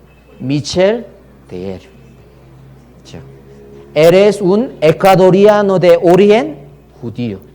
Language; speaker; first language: Spanish; non-native, learner; Korean